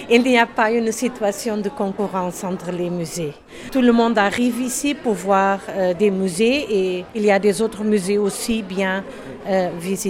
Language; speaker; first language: French; non-native, learner; German